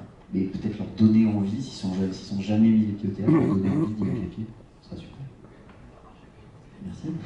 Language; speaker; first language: French; native; French